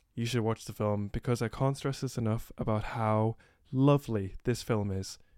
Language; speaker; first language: English; native; English